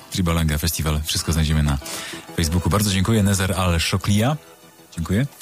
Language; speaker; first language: Polish; native; Polish